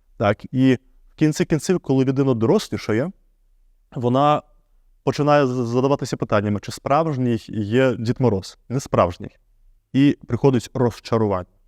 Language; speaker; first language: Ukrainian; native; Ukrainian